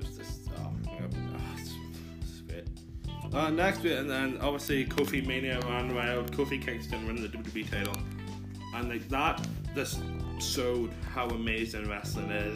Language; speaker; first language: English; native; English